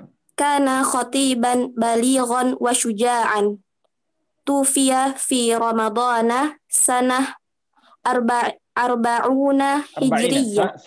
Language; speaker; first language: Arabic; non-native, learner; Indonesian